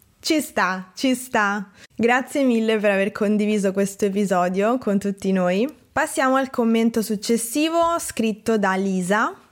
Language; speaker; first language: Italian; native; Italian